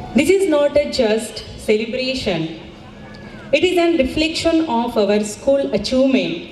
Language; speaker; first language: English; non-native, local second language; Marathi